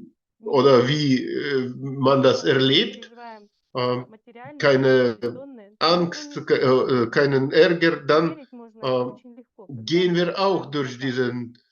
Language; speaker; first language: German; non-native, learner; Russian